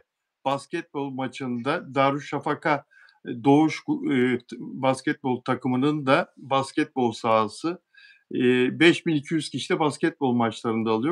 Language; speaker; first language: Turkish; native; Turkish